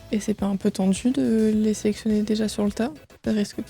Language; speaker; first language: French; native; French